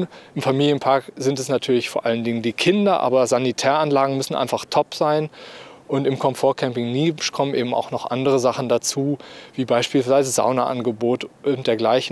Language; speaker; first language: German; native; German